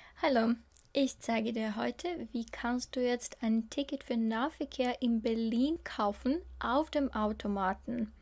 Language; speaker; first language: German; non-native, learner; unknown